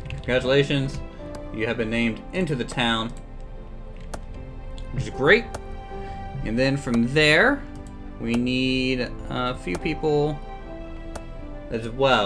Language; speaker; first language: English; native; English